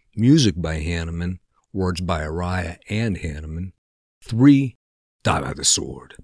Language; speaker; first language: English; native; English